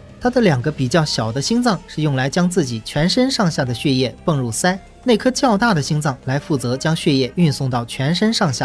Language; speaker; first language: Chinese; native; Chinese